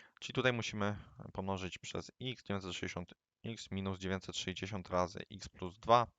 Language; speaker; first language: Polish; native; Polish